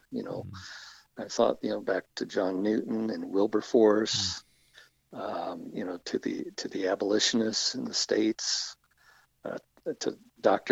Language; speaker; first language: English; native; English